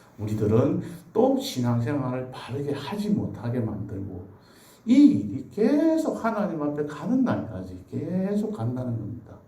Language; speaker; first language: Korean; native; Korean